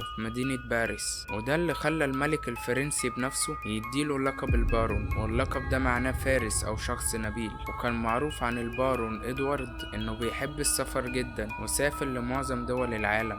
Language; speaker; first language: Arabic; native; Arabic